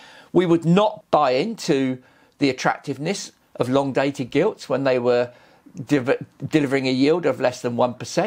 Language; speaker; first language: English; native; English